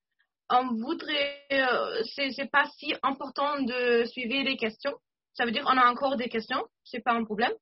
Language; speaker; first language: French; non-native, fluent; German